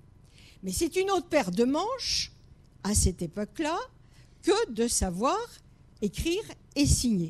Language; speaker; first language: French; native; French